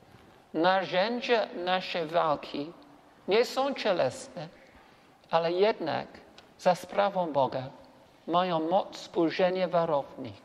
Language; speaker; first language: Polish; non-native, learner; English